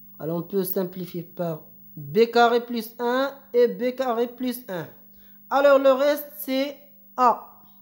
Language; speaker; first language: French; non-native, local second language; Arabic